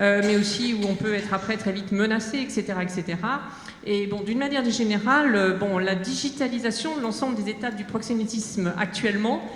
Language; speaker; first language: French; native; French